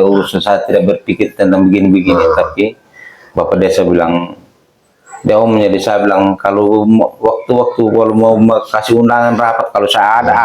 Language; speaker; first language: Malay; non-native, local second language; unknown